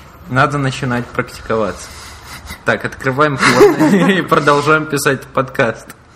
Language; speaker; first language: Russian; native; Russian